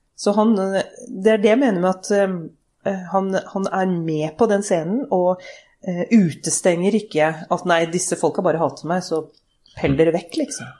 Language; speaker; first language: Norwegian; early bilingual, other home language; Urdu